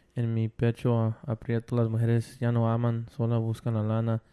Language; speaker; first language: Spanish; early bilingual, other home language; English